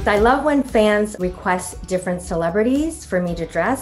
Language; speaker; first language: English; native; English